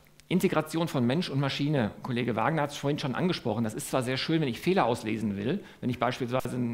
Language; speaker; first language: German; native; German